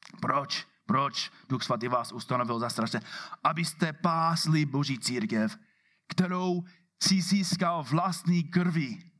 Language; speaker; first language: Czech; non-native, fluent; English